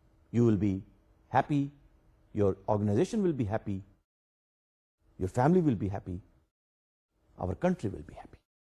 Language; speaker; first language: English; non-native, local second language; Urdu